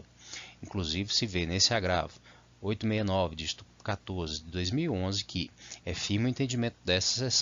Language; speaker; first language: Portuguese; native; Portuguese